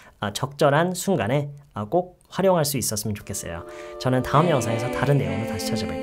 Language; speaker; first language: Korean; native; Korean